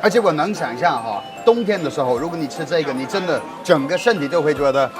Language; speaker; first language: Chinese; non-native, fluent; English